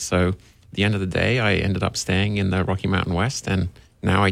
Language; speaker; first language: English; native; English